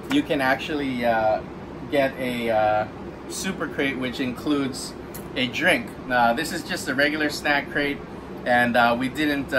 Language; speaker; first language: English; native; English